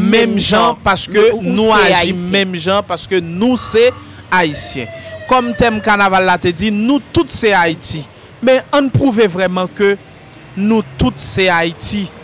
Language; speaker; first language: French; non-native, local second language; Haitian Creole